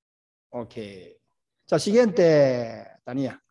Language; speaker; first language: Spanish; non-native, learner; Korean